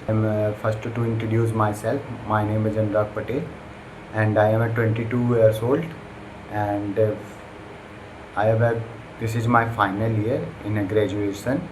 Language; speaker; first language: English; non-native, learner; Hindi